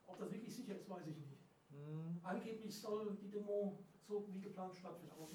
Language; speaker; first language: German; native; German